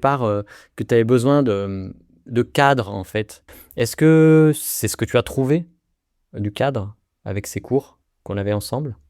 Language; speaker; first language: French; native; French